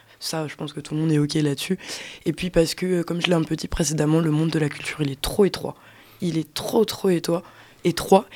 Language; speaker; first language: French; native; French